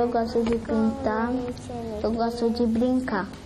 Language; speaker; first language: Portuguese; early bilingual, other home language; French